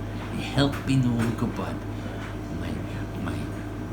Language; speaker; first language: Welsh; non-native, learner; English